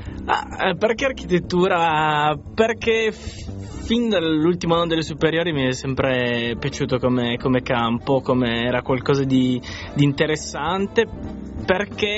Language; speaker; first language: Italian; native; Italian